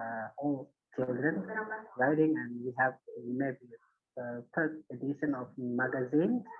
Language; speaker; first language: English; non-native, learner; Indonesian